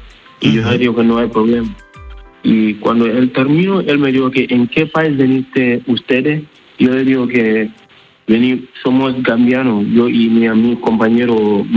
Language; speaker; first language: Spanish; non-native, learner; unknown